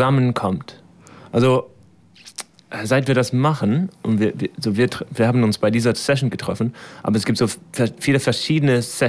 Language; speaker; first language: German; non-native, learner; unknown